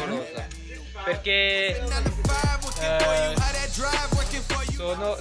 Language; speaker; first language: Italian; non-native, learner; French